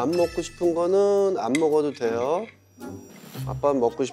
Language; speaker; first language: Korean; native; Korean